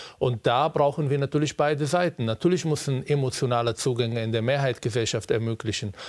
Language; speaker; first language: German; non-native, fluent; Arabic